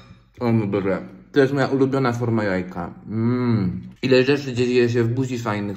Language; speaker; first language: Polish; native; Polish